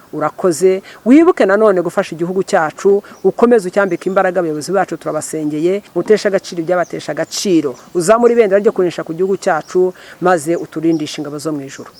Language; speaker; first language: Kinyarwanda; early bilingual, heritage; Kinyarwanda